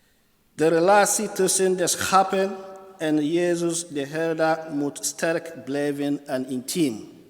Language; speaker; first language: Dutch; non-native, fluent; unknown